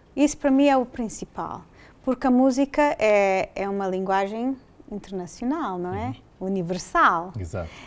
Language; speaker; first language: Portuguese; early bilingual, heritage; English